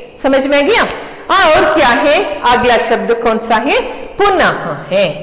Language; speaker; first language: Hindi; non-native, local second language; Kannada